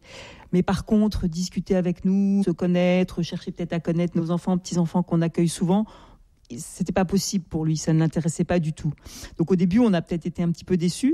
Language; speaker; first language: French; native; French